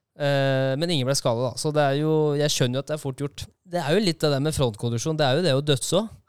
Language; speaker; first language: Norwegian; native; Norwegian